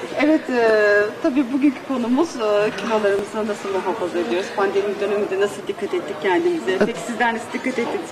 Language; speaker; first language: Turkish; native; Turkish